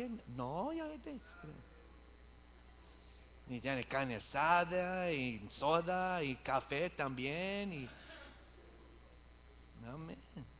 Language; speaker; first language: Spanish; early bilingual, heritage; English